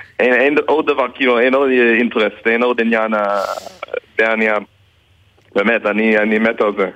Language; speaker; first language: Hebrew; non-native, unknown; English